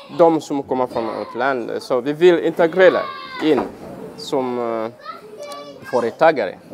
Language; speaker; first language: Swedish; non-native, learner; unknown